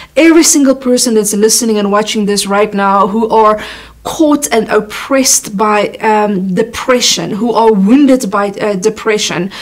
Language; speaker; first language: English; non-native, local second language; Afrikaans